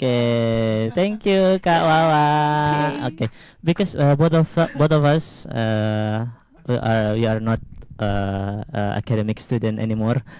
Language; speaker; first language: English; non-native, learner; Indonesian